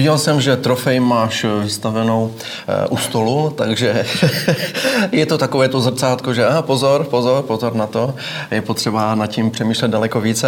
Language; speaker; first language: Czech; native; Czech